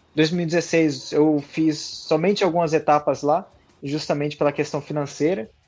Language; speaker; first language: Portuguese; early bilingual, heritage; Portuguese